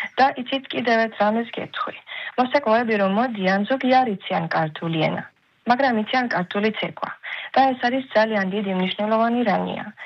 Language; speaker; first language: Georgian; early bilingual, heritage; Georgian